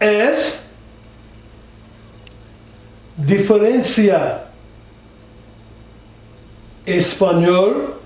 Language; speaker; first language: Spanish; non-native, learner; English